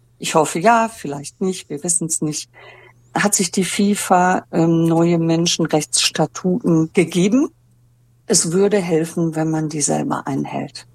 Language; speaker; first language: German; native; German